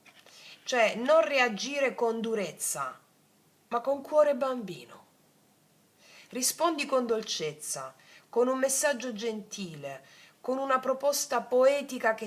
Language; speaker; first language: Italian; native; Italian